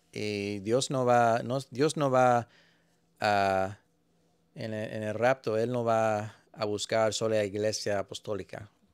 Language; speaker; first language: Spanish; early bilingual, heritage; Spanish